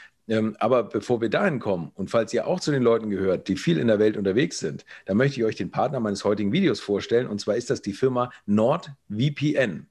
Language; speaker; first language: German; native; German